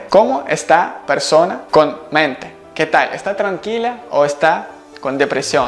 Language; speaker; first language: Spanish; non-native, learner; Ukrainian